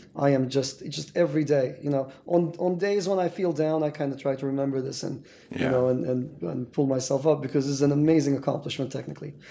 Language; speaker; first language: English; non-native, fluent; Turkish